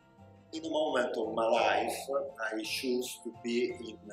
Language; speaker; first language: English; non-native, learner; Italian